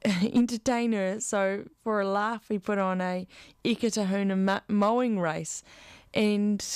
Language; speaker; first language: English; native; English